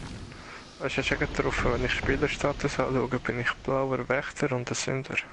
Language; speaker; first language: German; native; German